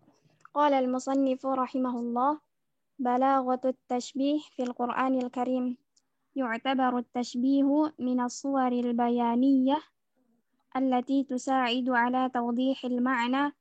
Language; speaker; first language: Arabic; non-native, learner; Indonesian